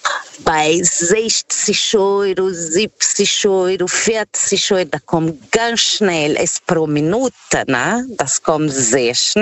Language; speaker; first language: German; non-native, fluent; Portuguese